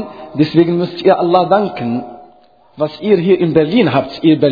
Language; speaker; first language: German; non-native, fluent; Arabic